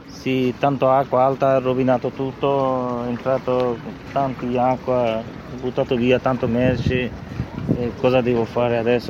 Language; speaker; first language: Italian; non-native, learner; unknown